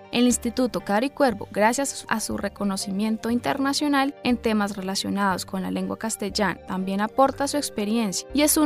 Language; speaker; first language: Spanish; native; Spanish